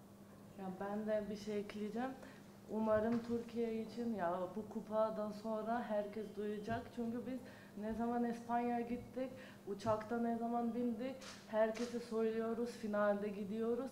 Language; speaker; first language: Turkish; non-native, learner; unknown